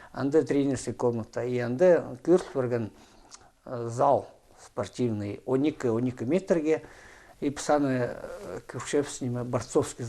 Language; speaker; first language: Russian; non-native, local second language; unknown